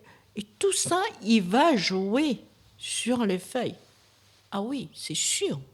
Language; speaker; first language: French; non-native, fluent; Chinese